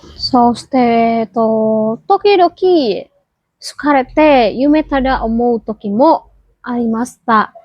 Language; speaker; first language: Japanese; non-native, learner; Indonesian